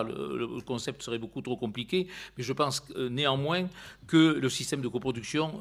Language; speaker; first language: French; native; French